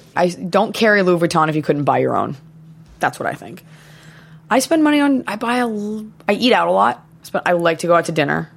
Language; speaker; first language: English; native; English